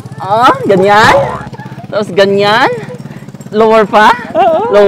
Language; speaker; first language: Filipino; non-native, local second language; Cebuano